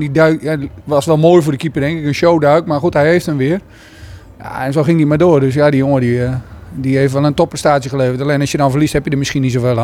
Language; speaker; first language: Dutch; native; Dutch